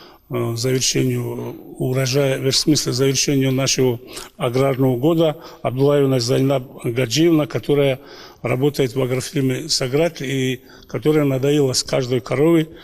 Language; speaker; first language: Russian; native; Russian